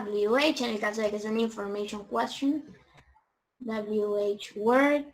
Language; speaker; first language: Spanish; native; Spanish